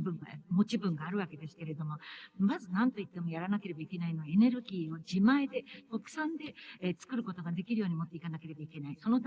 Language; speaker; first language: Japanese; native; Japanese